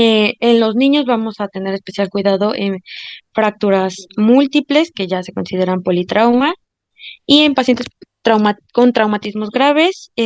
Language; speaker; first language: Spanish; native; Spanish